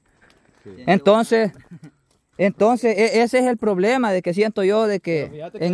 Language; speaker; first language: Spanish; native; Spanish